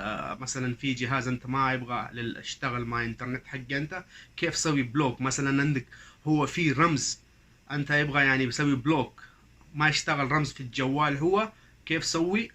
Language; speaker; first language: Arabic; non-native, learner; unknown